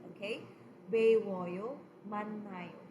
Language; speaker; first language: Korean; non-native, fluent; Filipino